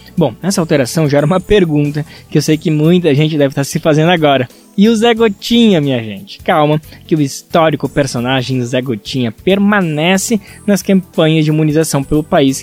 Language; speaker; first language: Portuguese; native; Portuguese